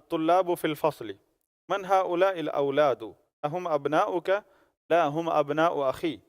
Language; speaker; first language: Arabic; non-native, fluent; Urdu